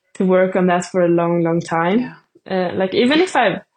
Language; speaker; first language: English; non-native, fluent; Swedish